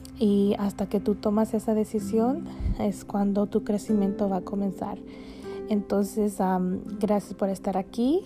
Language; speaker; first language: Spanish; early bilingual, heritage; Spanish